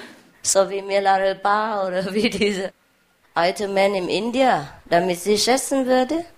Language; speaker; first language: German; non-native, learner; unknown